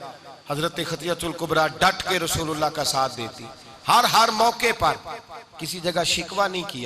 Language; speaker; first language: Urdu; non-native, local second language; Punjabi